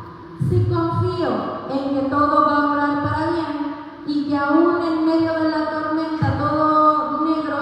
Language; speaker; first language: Spanish; native; Spanish